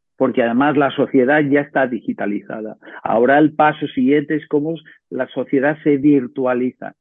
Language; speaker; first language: Spanish; native; Spanish